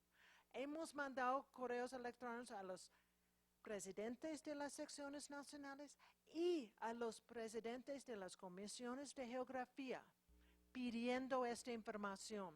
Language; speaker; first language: Spanish; non-native, fluent; English